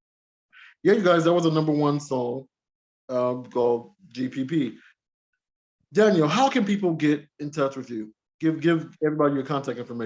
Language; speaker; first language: English; native; English